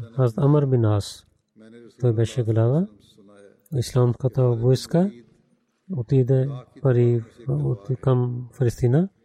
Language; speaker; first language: Bulgarian; non-native, learner; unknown